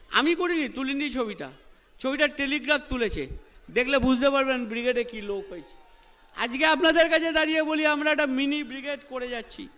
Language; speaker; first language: Bangla; native; Bangla